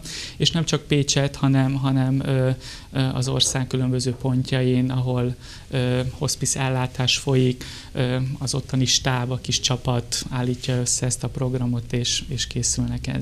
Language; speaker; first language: Hungarian; native; Hungarian